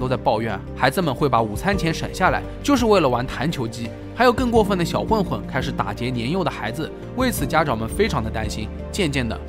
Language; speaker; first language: Chinese; native; Chinese